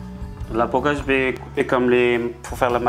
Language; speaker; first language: French; non-native, fluent; Indonesian